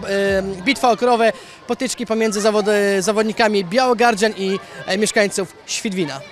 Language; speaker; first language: Polish; native; Polish